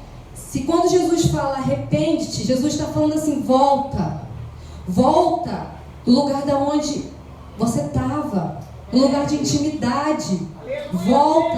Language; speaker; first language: Portuguese; native; Portuguese